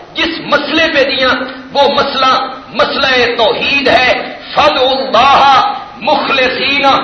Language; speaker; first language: Urdu; non-native, local second language; Punjabi